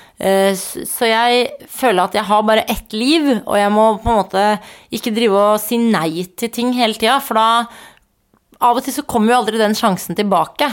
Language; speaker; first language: Norwegian; native; Norwegian